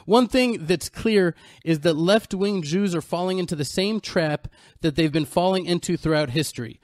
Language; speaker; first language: English; native; English